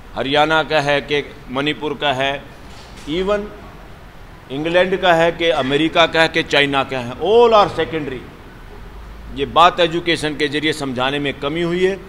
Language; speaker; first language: Hindi; native; Hindi